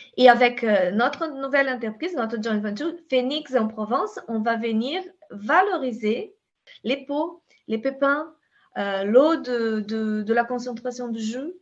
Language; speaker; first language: French; non-native, fluent; Portuguese